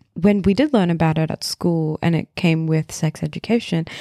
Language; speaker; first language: English; early bilingual, other home language; Hindi